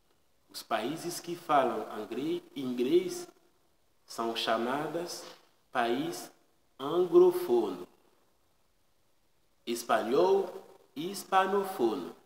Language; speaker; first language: Portuguese; non-native, learner; Haitian Creole